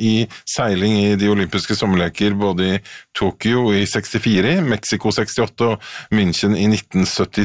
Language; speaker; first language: Norwegian; native; Norwegian